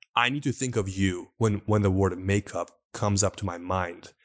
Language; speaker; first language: English; non-native, fluent; Persian